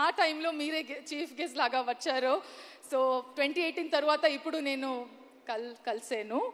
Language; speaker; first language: Telugu; non-native, learner; Kannada